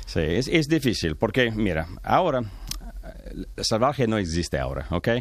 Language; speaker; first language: Spanish; non-native, learner; English